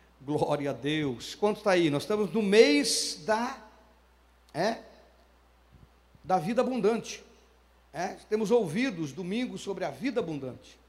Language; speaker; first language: Portuguese; native; Portuguese